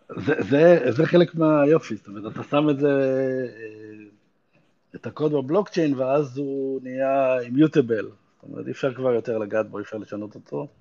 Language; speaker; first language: Hebrew; native; Hebrew